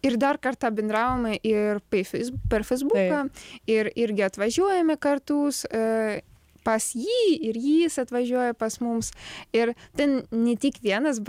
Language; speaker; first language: Lithuanian; non-native, learner; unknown